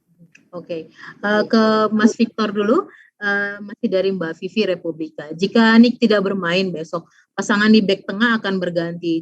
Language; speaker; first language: Indonesian; native; Indonesian